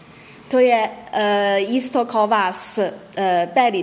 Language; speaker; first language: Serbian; non-native, learner; Chinese